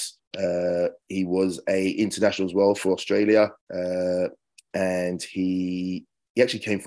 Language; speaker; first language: English; native; English